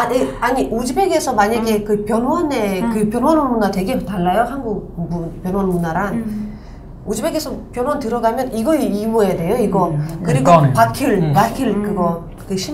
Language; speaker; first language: Korean; non-native, local second language; Uzbek